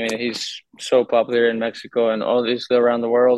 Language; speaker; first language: English; non-native, fluent; Spanish